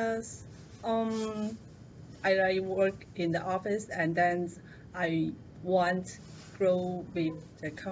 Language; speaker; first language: English; non-native, learner; Chinese